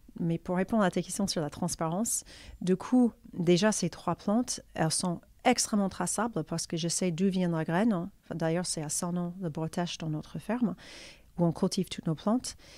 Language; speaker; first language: French; non-native, fluent; English